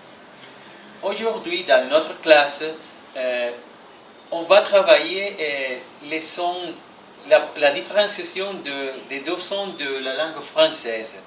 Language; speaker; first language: French; non-native, fluent; Spanish